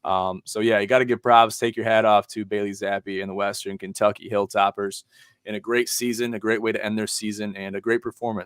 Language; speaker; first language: English; native; English